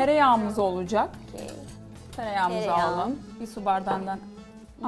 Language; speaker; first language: Turkish; native; Turkish